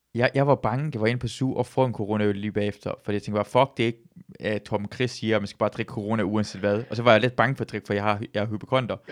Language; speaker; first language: Danish; early bilingual, other home language; Persian